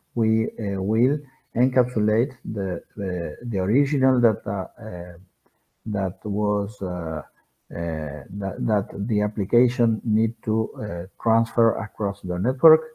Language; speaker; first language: English; non-native, fluent; Spanish